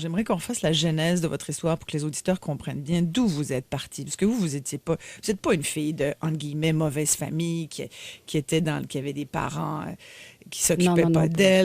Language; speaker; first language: French; native; French